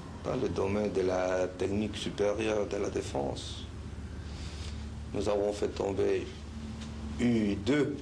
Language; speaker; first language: French; non-native, fluent; Spanish